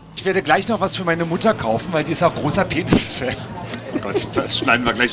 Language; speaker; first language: German; native; German